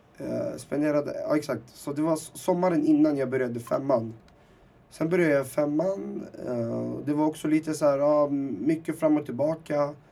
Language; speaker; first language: Swedish; early bilingual, other home language; Arabic